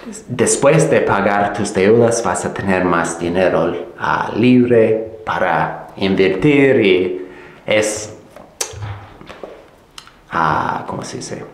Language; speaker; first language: Spanish; non-native, fluent; English